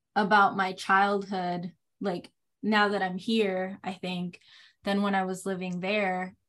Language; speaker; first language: English; non-native, fluent; Spanish